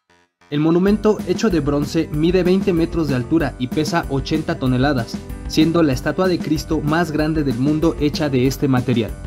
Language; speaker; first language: Spanish; native; Spanish